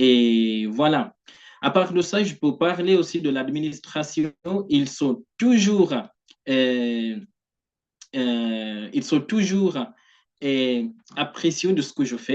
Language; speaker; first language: French; non-native, fluent; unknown